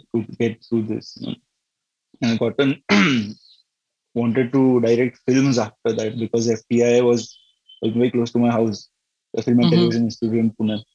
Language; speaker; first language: English; non-native, local second language; Gujarati